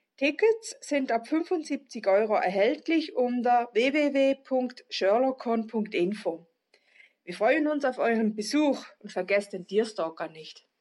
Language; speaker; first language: German; native; German